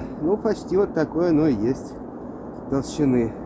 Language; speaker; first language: Russian; native; Russian